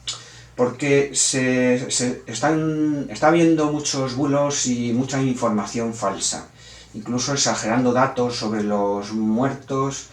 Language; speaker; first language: Spanish; native; Spanish